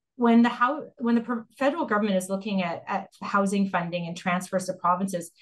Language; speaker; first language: English; native; English